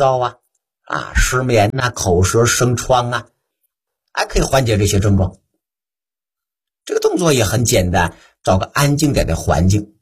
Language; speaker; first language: Chinese; native; Chinese